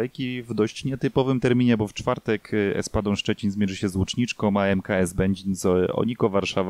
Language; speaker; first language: Polish; native; Polish